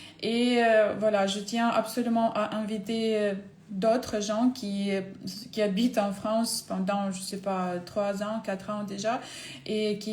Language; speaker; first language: French; non-native, fluent; Ukrainian